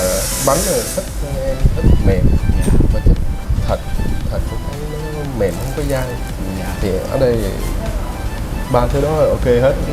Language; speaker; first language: Vietnamese; early bilingual, heritage; Vietnamese